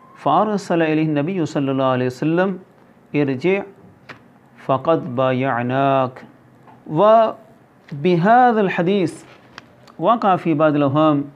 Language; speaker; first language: Arabic; non-native, fluent; Urdu